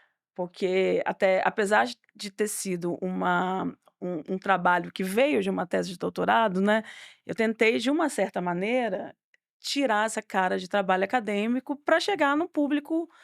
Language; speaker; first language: Portuguese; native; Portuguese